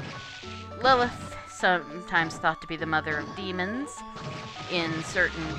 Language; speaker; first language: English; native; English